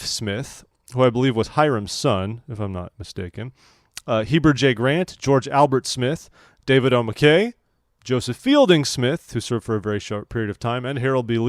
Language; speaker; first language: English; native; English